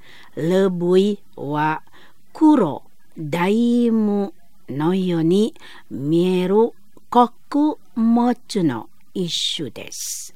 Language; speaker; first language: Japanese; non-native, fluent; Indonesian